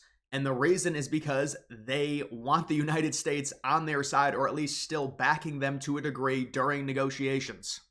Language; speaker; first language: English; native; English